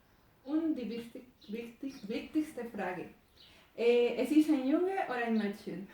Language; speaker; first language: German; non-native, learner; Spanish